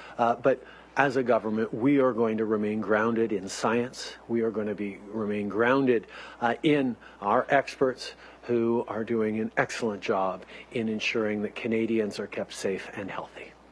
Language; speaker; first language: English; native; English